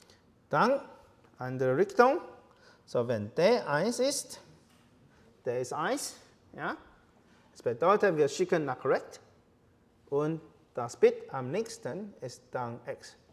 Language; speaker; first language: German; non-native, learner; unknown